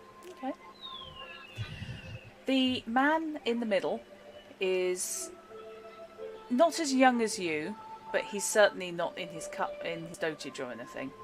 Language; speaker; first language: English; native; English